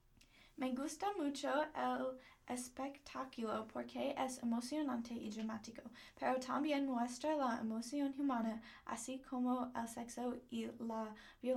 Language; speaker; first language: Spanish; non-native, learner; English